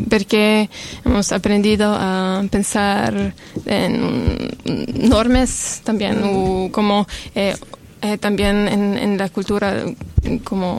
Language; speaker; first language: Spanish; non-native, learner; Italian